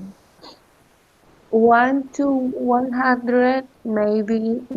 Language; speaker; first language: English; non-native, learner; Spanish